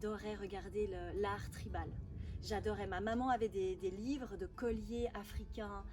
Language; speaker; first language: French; native; French